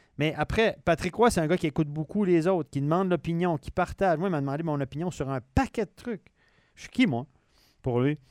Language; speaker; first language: French; native; French